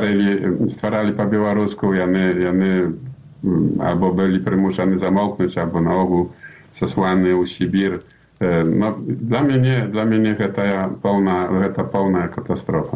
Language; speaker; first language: Polish; non-native, learner; Belarusian